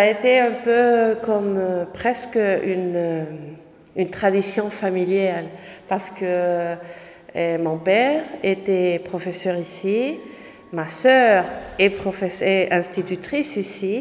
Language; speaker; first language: French; non-native, fluent; Spanish